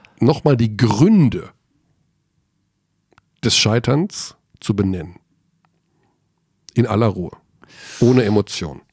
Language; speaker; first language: German; native; German